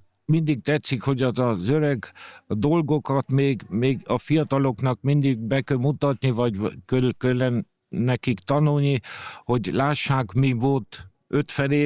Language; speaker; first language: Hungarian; early bilingual, heritage; Hungarian